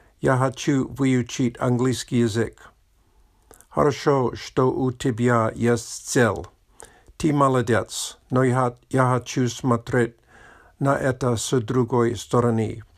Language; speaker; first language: Russian; non-native, learner; English